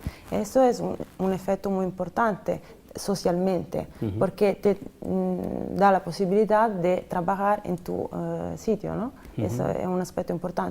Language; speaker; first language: Spanish; non-native, fluent; Italian